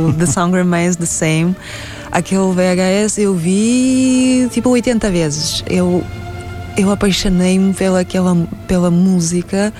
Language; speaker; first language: Portuguese; non-native, fluent; Russian